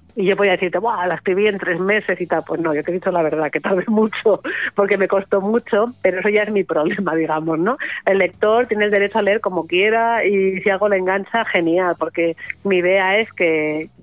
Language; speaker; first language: Spanish; native; Spanish